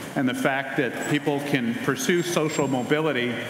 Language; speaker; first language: English; native; English